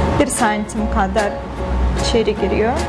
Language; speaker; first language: Turkish; non-native, fluent; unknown